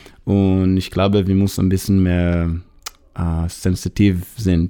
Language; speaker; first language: German; non-native, learner; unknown